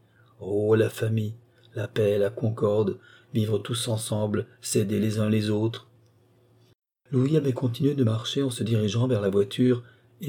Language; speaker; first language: French; native; French